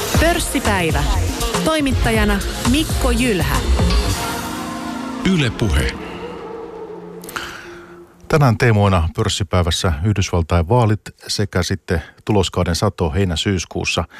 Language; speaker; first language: Finnish; native; Finnish